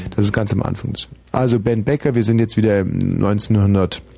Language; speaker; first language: German; native; German